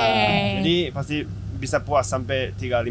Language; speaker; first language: Indonesian; non-native, fluent; Japanese